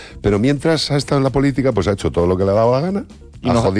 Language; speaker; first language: Spanish; native; Spanish